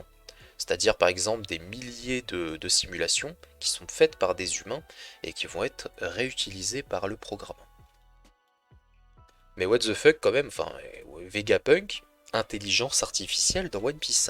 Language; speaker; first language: French; native; French